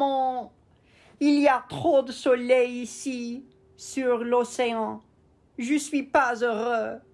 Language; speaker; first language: French; non-native, fluent; English